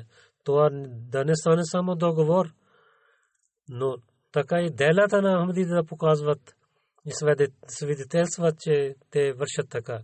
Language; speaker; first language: Bulgarian; non-native, learner; Urdu